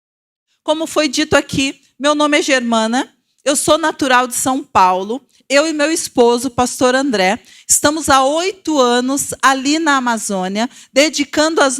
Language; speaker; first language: Portuguese; native; Portuguese